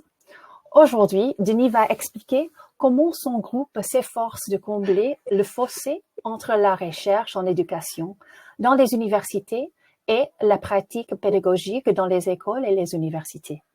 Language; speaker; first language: French; non-native, fluent; English